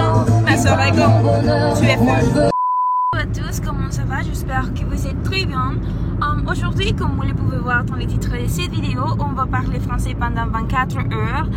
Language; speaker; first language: French; non-native, learner; Spanish